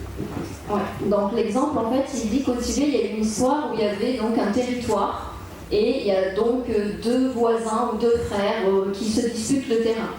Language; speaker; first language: French; native; French